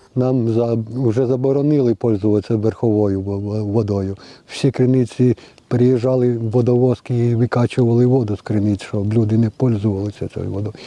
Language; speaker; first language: Ukrainian; native; Ukrainian